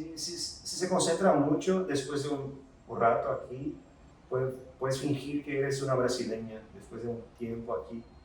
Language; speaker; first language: Spanish; non-native, fluent; Portuguese